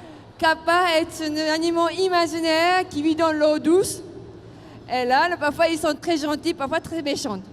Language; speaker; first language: French; non-native, fluent; Japanese